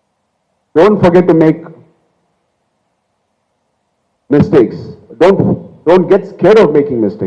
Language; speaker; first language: English; non-native, local second language; Telugu